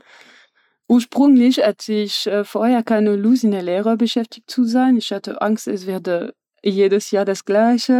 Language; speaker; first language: German; non-native, fluent; French